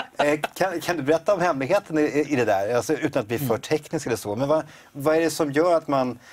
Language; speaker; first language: Swedish; native; Swedish